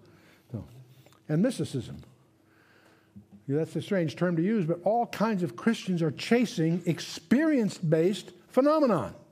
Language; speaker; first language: English; native; English